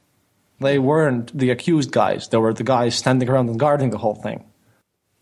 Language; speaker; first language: English; non-native, fluent; Latvian